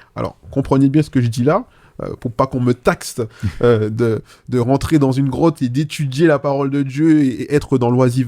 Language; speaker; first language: French; native; French